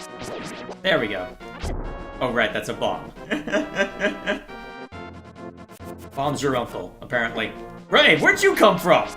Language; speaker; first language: English; native; English